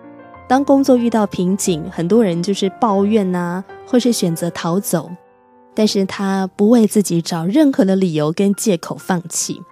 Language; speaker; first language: Chinese; native; Chinese